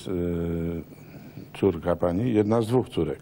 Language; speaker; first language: Polish; native; Polish